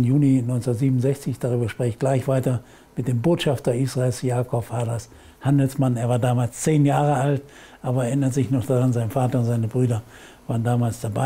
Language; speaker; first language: German; native; German